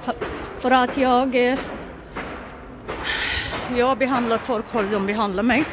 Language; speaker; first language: Swedish; non-native, local second language; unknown